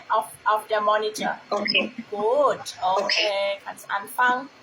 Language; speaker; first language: German; non-native, fluent; Thai